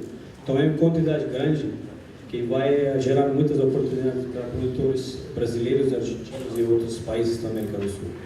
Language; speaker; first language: Portuguese; non-native, fluent; English